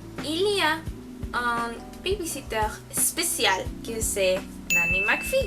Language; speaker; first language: French; non-native, learner; Spanish